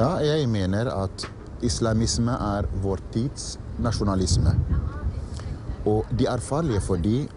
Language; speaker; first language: Norwegian; non-native, fluent; Arabic